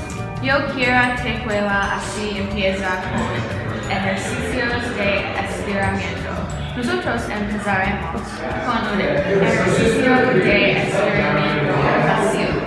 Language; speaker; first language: Spanish; non-native, learner; English